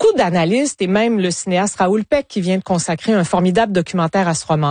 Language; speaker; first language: French; native; French